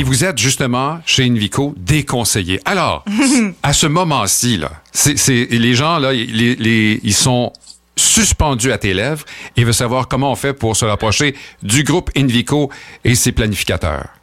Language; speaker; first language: French; native; French